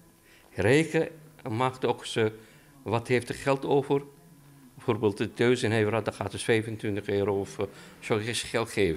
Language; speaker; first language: Dutch; non-native, learner; Turkish